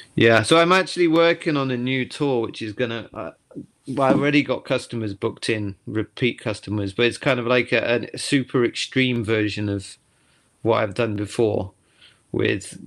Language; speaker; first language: English; native; English